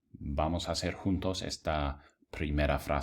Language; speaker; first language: Spanish; non-native, fluent; English